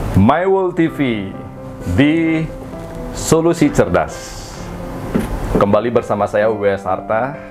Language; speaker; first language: Indonesian; native; Indonesian